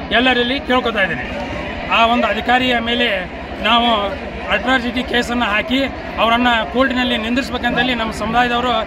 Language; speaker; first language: Kannada; non-native, local second language; Lambadi